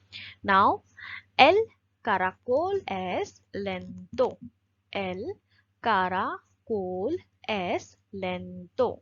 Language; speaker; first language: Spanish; non-native, learner; Hindi